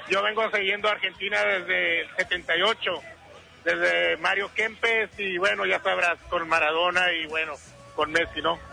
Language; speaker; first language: Spanish; native; Spanish